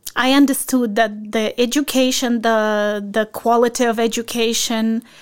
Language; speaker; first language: English; non-native, fluent; Ukrainian